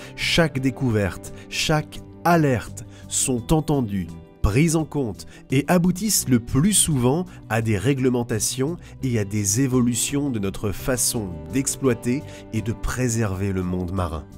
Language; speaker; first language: French; native; French